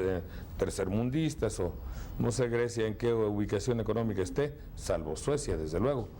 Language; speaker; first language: Spanish; native; Spanish